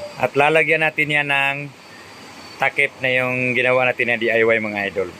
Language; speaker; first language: Filipino; non-native, local second language; Cebuano